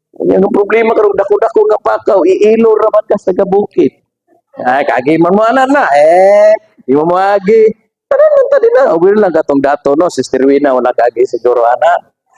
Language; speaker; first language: Cebuano; native; Cebuano